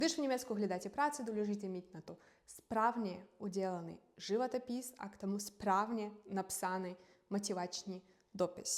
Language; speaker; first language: Czech; non-native, fluent; Russian